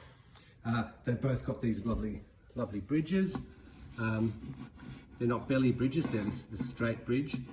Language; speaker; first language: English; native; English